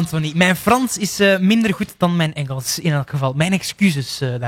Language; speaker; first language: Dutch; native; Dutch